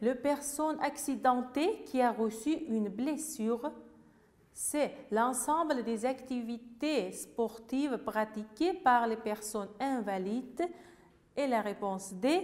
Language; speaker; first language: French; non-native, fluent; Uzbek